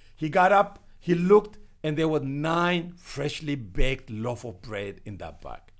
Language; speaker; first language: English; non-native, fluent; Amharic